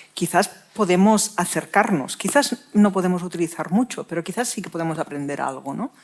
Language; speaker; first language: Spanish; non-native, local second language; Catalan